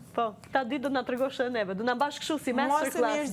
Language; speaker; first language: Albanian; native; Albanian